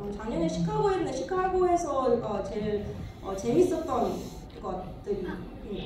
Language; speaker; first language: Korean; early bilingual, heritage; English